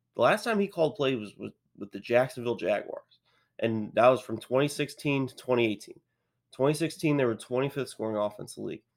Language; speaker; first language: English; native; English